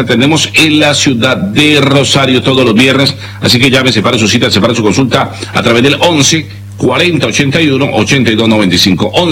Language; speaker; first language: Spanish; native; Spanish